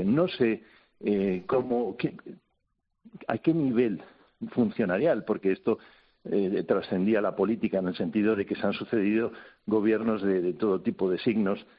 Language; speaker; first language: Spanish; native; Spanish